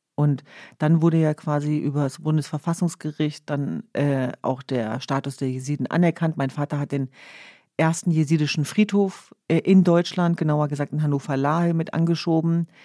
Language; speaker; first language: German; early bilingual, other home language; Kurdish